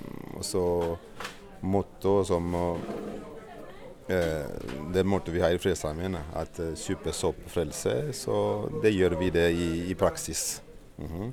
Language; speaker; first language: Swedish; non-native, fluent; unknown